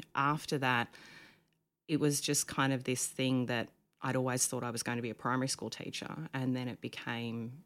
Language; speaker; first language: English; native; English